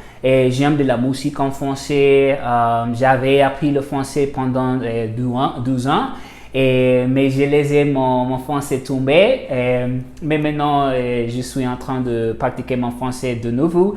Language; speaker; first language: French; non-native, learner; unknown